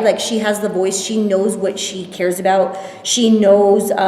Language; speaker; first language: English; native; English